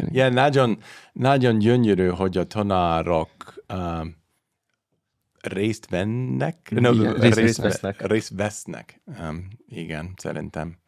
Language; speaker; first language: Hungarian; non-native, learner; English